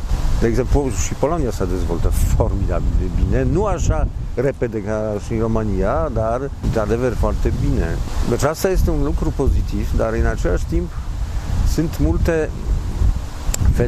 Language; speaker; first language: Romanian; non-native, fluent; Polish